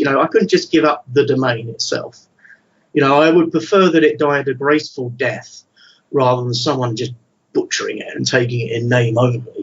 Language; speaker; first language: English; native; English